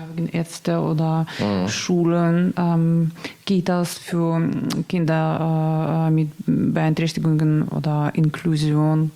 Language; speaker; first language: German; non-native, learner; Russian